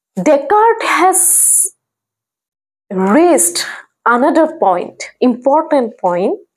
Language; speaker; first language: English; non-native, local second language; Assamese